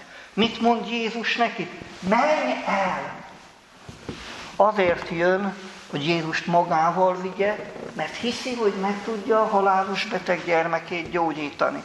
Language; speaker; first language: Hungarian; native; Hungarian